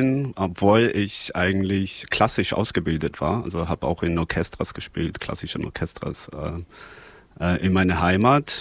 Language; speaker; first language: German; non-native, fluent; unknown